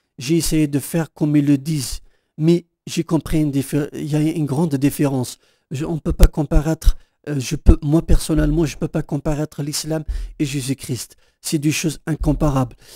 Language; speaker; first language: French; non-native, local second language; Kabyle